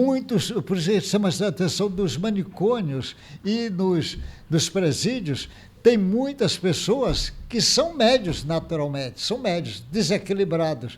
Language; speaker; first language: Portuguese; native; Portuguese